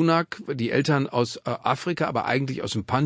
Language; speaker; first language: German; native; German